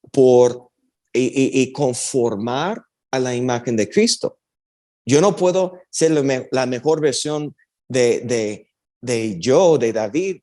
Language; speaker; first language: Spanish; early bilingual, heritage; Spanish